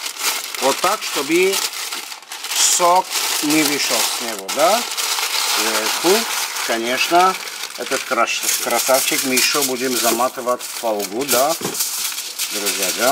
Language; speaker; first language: Russian; non-native, local second language; Armenian